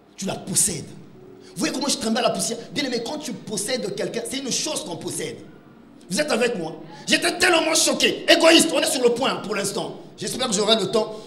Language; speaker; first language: French; non-native, local second language; Lingala